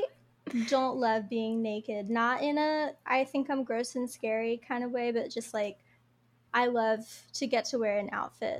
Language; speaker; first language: English; native; English